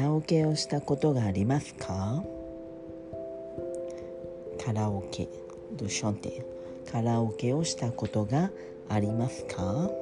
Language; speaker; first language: Japanese; non-native, learner; French